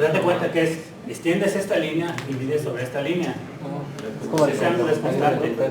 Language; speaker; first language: Spanish; native; Spanish